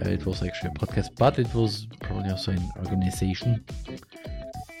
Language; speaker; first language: English; non-native, fluent; German